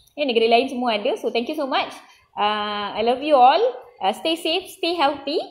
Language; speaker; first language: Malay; non-native, local second language; Tamil